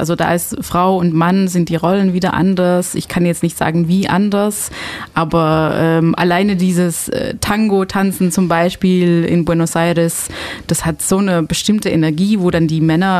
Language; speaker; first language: German; non-native, fluent; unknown